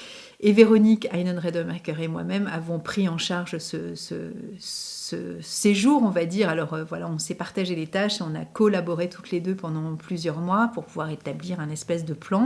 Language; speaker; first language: French; native; French